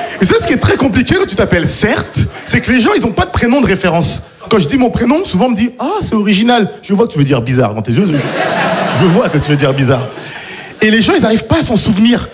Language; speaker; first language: French; native; French